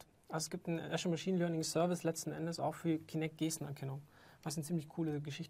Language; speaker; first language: German; native; German